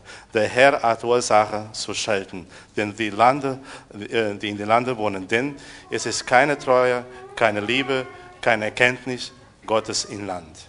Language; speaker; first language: German; non-native, fluent; Portuguese